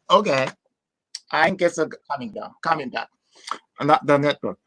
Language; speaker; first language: English; non-native, fluent; Japanese